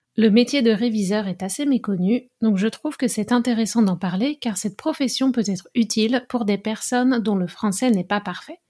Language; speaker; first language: French; native; French